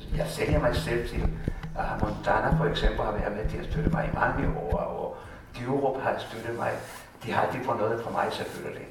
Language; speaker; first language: Danish; non-native, fluent; Spanish